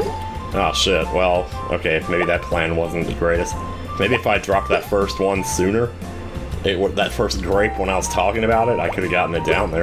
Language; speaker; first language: English; native; English